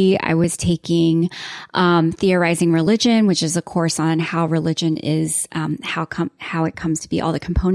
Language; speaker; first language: English; native; English